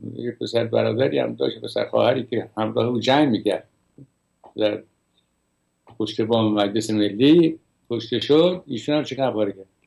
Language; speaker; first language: Persian; native; Persian